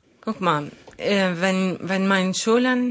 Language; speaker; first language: German; non-native, learner; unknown